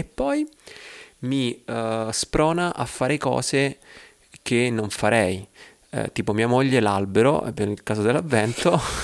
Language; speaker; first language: Italian; native; Italian